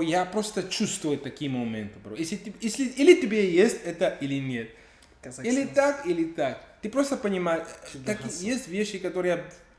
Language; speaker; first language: Russian; non-native, learner; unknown